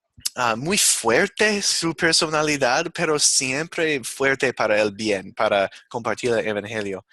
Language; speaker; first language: Spanish; non-native, fluent; English